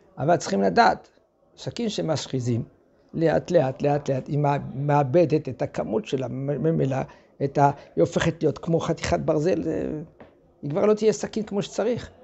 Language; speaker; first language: Hebrew; non-native, fluent; French